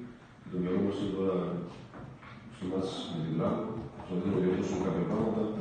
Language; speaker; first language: Greek; non-native, learner; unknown